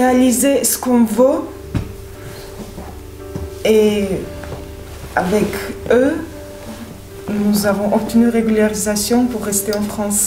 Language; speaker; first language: French; non-native, learner; Armenian